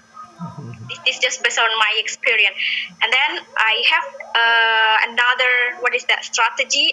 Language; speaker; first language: English; non-native, learner; Indonesian